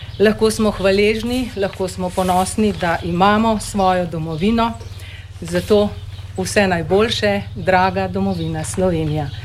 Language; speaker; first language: Slovenian; native; Slovenian